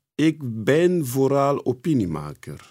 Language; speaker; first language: Dutch; non-native, fluent; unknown